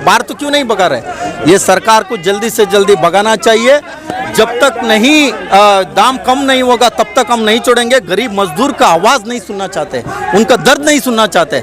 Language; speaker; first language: Hindi; non-native, local second language; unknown